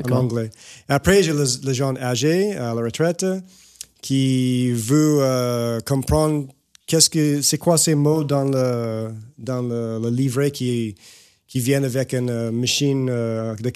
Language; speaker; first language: French; non-native, fluent; English